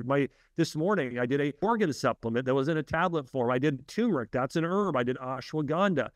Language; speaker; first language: English; native; English